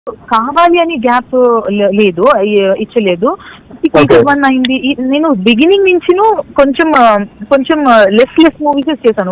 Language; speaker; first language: Telugu; non-native, local second language; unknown